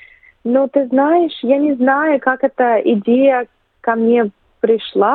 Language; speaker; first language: Russian; early bilingual, other home language; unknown